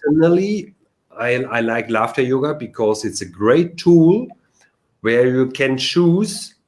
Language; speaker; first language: English; non-native, learner; German